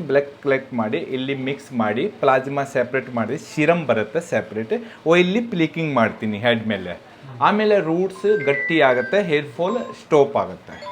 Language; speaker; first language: Kannada; non-native, local second language; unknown